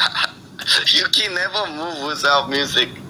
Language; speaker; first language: English; non-native, learner; Korean